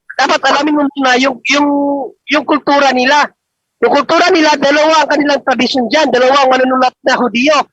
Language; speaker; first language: Filipino; non-native, local second language; Cebuano